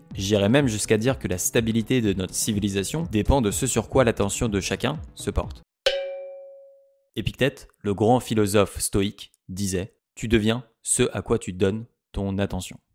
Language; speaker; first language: French; native; French